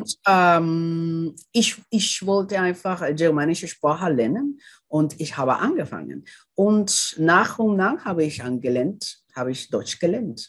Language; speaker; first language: German; non-native, learner; Spanish